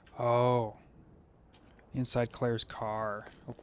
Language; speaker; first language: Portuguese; non-native, fluent; English